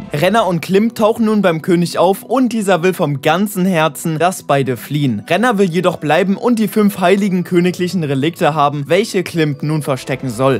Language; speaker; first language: German; native; German